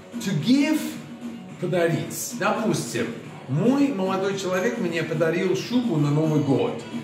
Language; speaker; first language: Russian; non-native, fluent; English